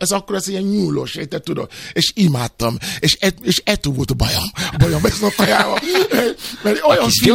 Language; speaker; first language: Hungarian; non-native, fluent; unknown